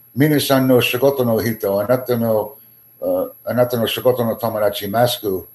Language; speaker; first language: Japanese; non-native, learner; English